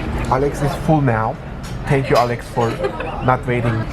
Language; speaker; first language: English; non-native, learner; Turkish